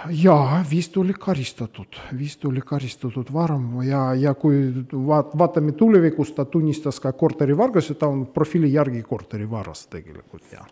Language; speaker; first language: Estonian; non-native, local second language; Russian